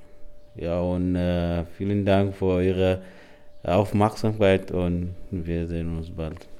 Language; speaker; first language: German; non-native, learner; Arabic